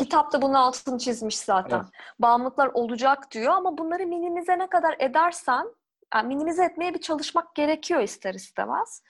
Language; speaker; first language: Turkish; native; Turkish